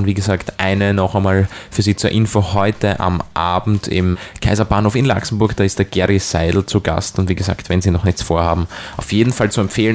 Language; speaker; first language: German; native; German